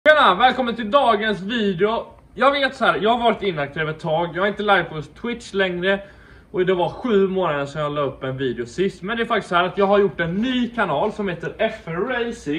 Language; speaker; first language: Swedish; native; Swedish